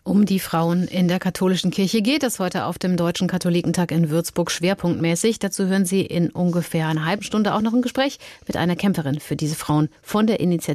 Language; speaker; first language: German; native; German